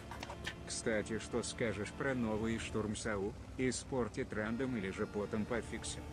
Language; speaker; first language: Russian; native; Russian